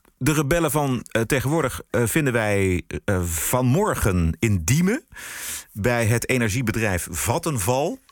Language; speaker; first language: Dutch; native; Dutch